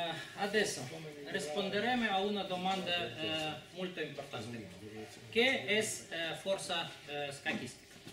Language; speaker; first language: Italian; non-native, learner; Spanish